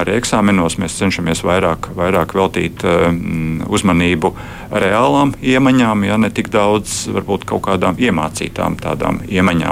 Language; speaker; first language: Latvian; native; Latvian